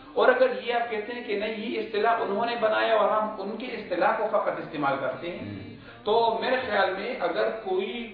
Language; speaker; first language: Urdu; non-native, local second language; Pashto